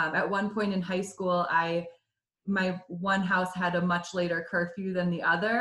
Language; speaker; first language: English; native; English